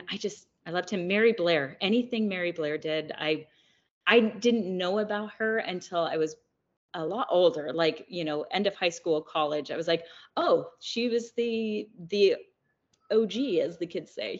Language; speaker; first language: English; native; English